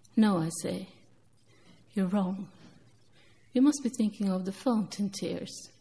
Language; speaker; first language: English; non-native, fluent; Norwegian